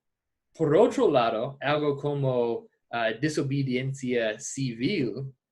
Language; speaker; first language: Spanish; non-native, fluent; English